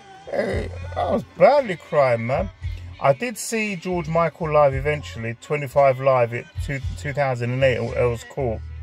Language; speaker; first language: English; early bilingual, other home language; Greek